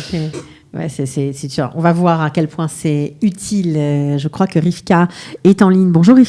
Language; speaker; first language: French; native; French